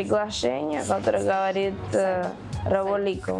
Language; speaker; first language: Russian; non-native, fluent; Spanish